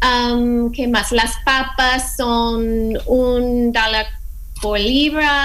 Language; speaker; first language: Spanish; non-native, fluent; English